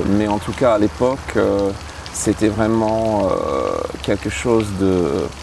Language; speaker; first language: French; early bilingual, other home language; English